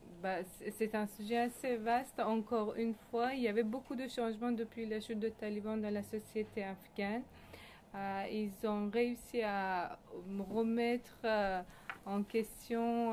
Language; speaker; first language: French; non-native, fluent; Persian